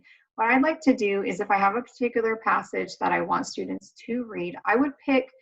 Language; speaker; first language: English; native; English